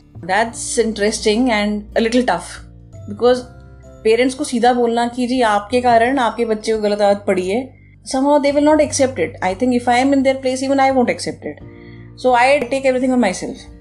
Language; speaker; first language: English; non-native, local second language; Hindi